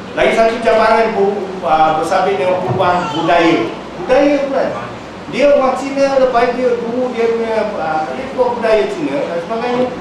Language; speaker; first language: Malay; non-native, local second language; Chinese